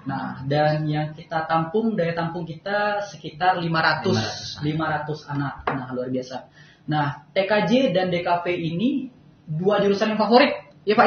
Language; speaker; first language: Indonesian; native; Indonesian